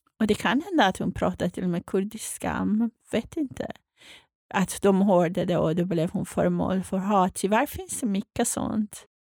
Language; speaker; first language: Swedish; non-native, fluent; Persian